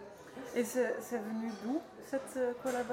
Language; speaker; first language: French; non-native, learner; Dutch